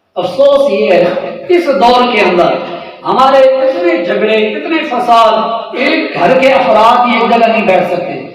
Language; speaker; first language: Urdu; non-native, local second language; Punjabi